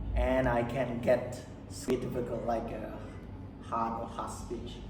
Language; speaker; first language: English; non-native, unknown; Khmer